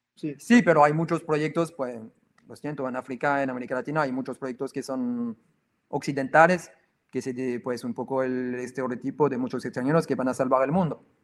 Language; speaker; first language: Spanish; non-native, fluent; French